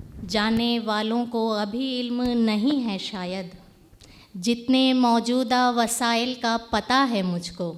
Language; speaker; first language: Hindi; native; Hindi